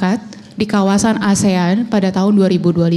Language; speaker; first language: Indonesian; native; Indonesian